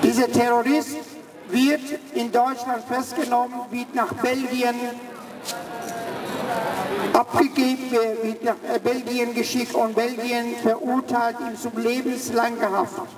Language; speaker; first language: German; early bilingual, other home language; Persian